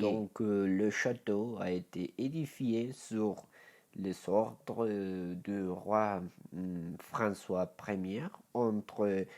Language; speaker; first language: French; non-native, learner; Spanish